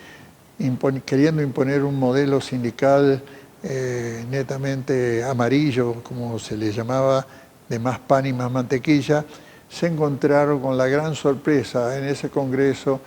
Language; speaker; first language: Spanish; native; Spanish